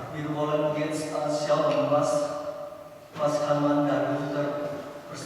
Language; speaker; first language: German; non-native, learner; Indonesian